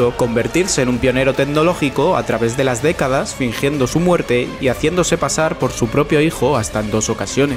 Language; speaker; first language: Spanish; native; Spanish